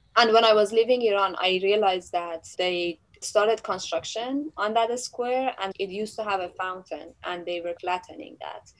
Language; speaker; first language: English; non-native, fluent; Persian